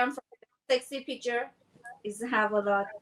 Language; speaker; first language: English; non-native, learner; Thai